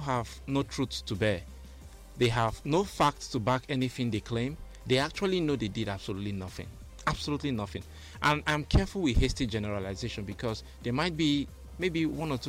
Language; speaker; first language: English; non-native, local second language; Igbo